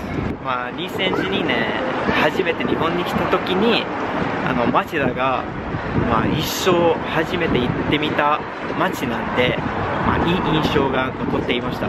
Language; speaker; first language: Japanese; non-native, fluent; English